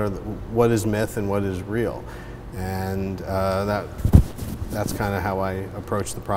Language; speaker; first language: English; native; English